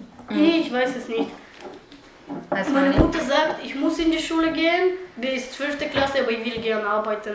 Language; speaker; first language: German; early bilingual, other home language; Bulgarian